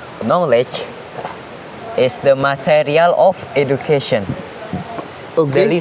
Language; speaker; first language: English; non-native, learner; Indonesian